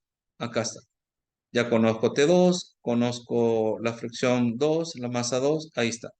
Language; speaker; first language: Spanish; native; Spanish